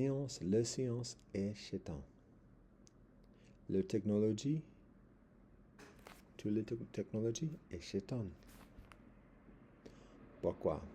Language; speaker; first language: French; non-native, learner; English